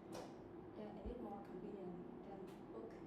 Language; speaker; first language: English; non-native, learner; Vietnamese